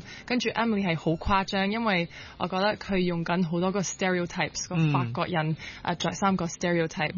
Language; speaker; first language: Cantonese; non-native, local second language; French